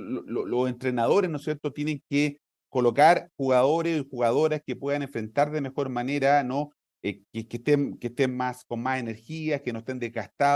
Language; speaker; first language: Spanish; native; Spanish